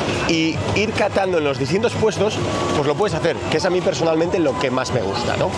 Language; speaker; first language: Spanish; native; Spanish